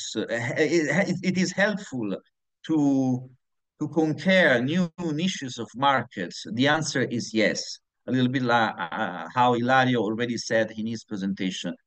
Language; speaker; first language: English; non-native, fluent; Italian